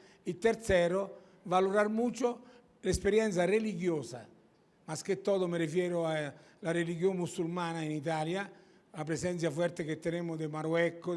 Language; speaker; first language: Spanish; non-native, fluent; Italian